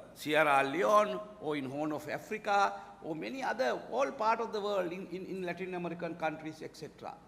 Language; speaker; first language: English; non-native, local second language; Sinhala